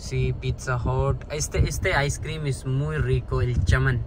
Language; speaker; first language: Spanish; non-native, learner; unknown